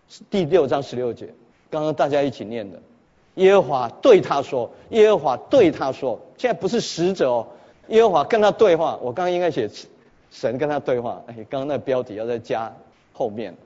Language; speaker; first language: Chinese; native; Chinese